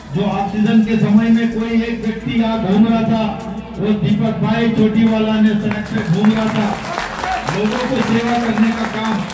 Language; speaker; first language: Hindi; non-native, local second language; Kannada